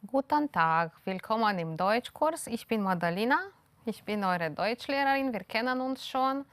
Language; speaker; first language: German; non-native, fluent; Romanian